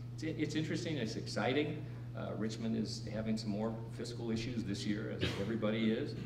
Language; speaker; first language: English; native; English